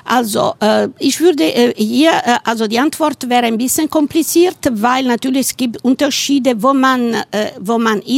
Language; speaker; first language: German; non-native, fluent; Italian